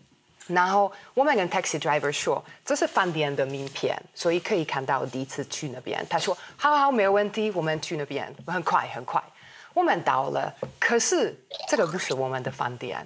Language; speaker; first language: Chinese; non-native, fluent; Hungarian